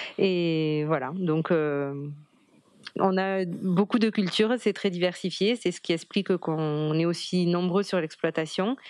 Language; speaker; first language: French; native; French